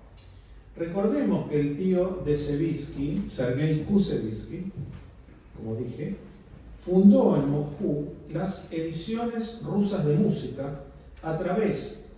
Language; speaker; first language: Spanish; native; Spanish